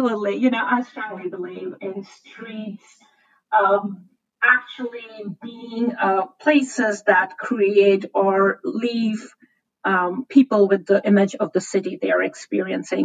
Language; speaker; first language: English; non-native, local second language; Hindi